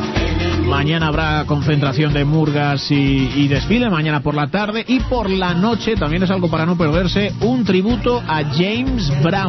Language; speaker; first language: Spanish; native; Spanish